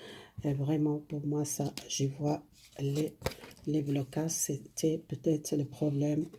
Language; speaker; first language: French; non-native, fluent; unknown